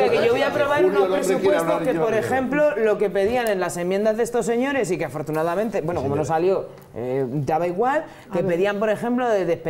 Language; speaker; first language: Spanish; native; Spanish